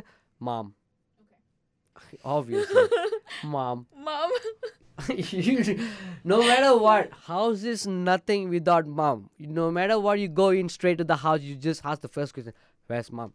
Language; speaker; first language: English; non-native, local second language; Tamil